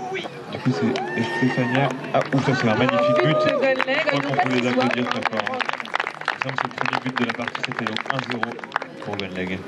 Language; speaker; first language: French; native; French